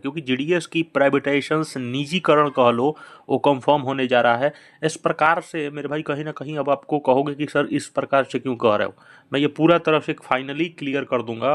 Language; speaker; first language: Hindi; native; Hindi